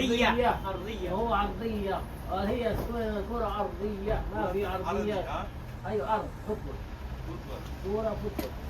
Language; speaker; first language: Arabic; non-native, learner; Chinese